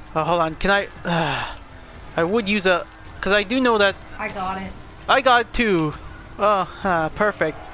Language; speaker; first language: English; native; English